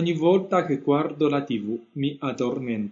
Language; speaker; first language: Italian; non-native, fluent; Chinese